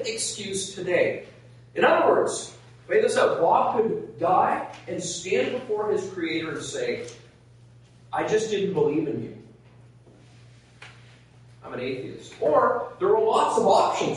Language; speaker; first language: English; native; English